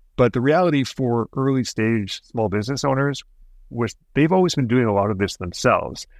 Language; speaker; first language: English; native; English